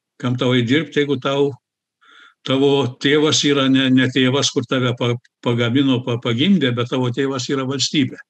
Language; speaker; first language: Lithuanian; early bilingual, heritage; Lithuanian